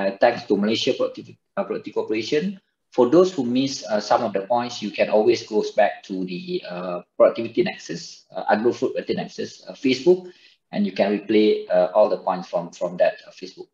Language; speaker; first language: English; non-native, local second language; Malay